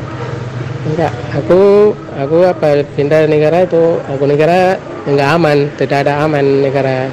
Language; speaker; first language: Indonesian; non-native, learner; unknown